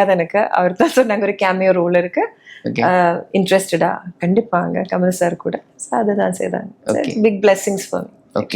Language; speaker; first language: Tamil; non-native, learner; Malayalam